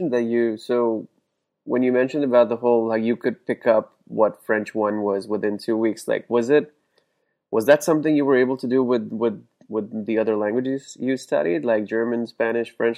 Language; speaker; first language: English; non-native, local second language; Hindi